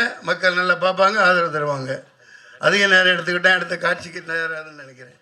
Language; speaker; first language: Tamil; native; Tamil